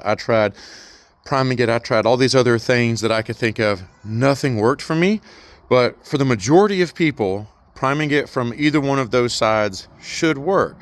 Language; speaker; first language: English; native; English